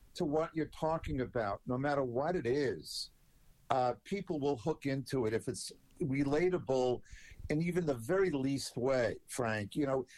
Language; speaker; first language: English; native; English